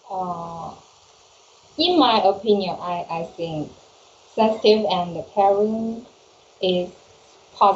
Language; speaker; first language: English; non-native, learner; Chinese